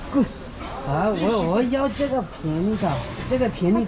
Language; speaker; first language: Chinese; non-native, learner; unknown